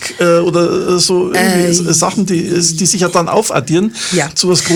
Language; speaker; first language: German; native; German